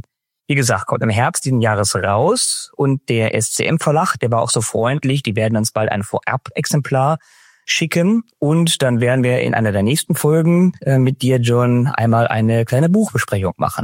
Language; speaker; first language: German; native; German